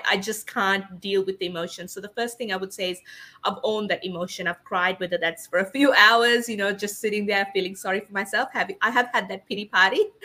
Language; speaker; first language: English; non-native, local second language; Sinhala